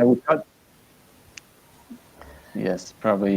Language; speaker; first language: English; non-native, fluent; Italian